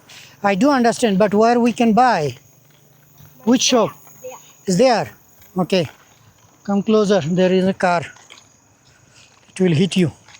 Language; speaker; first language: English; non-native, fluent; Bangla